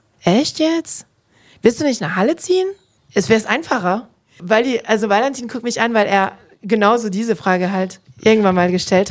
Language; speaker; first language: German; non-native, fluent; French